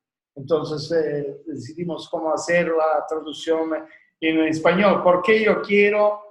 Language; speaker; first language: Spanish; non-native, learner; Italian